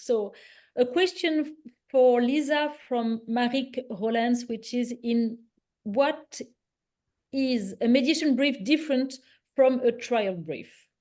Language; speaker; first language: English; non-native, fluent; French